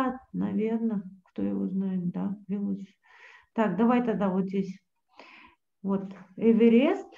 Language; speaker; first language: Russian; native; Russian